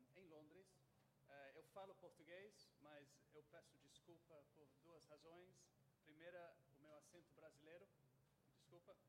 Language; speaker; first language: Portuguese; non-native, fluent; English